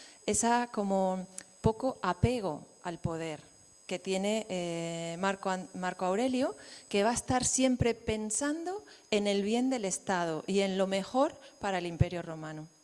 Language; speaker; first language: Spanish; native; Spanish